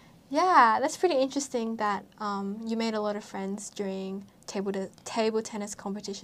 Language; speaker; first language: English; native; English